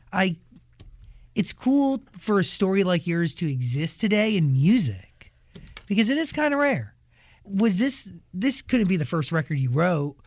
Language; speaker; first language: English; native; English